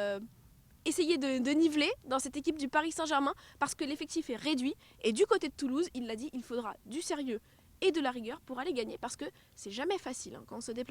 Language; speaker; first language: French; native; French